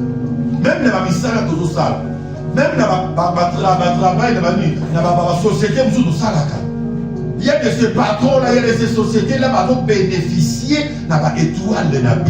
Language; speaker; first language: French; non-native, local second language; Lingala